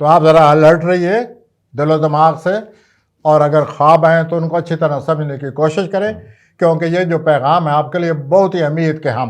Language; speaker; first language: Urdu; native; Urdu